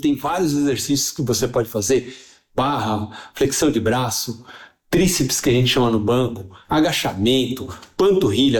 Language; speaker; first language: Portuguese; native; Portuguese